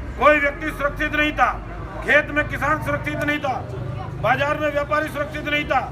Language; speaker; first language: Hindi; native; Hindi